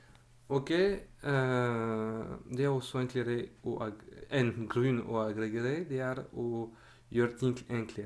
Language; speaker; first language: Norwegian; non-native, fluent; French